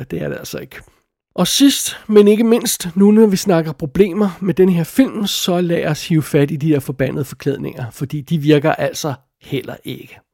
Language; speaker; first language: Danish; native; Danish